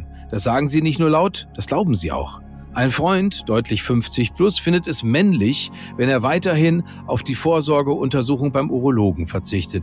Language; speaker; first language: German; native; German